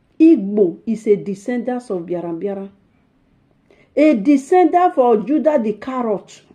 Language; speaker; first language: Nigerian Pidgin; non-native, local second language; Bini